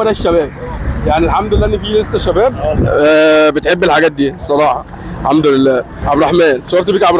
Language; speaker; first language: Arabic; native; Arabic